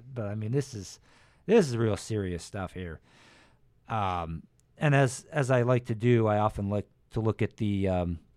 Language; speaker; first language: English; native; English